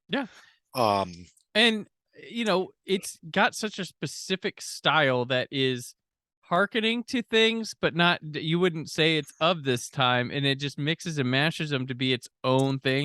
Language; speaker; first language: English; native; English